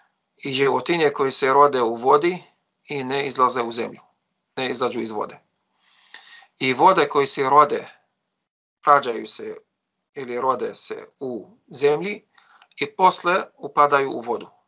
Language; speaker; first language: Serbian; non-native, fluent; Arabic